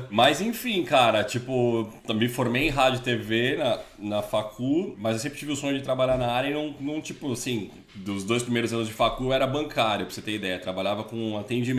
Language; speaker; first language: Portuguese; native; Portuguese